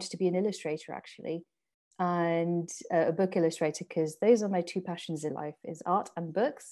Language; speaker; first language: English; non-native, fluent; French